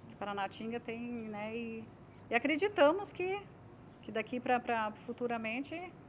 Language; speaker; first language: Portuguese; native; Portuguese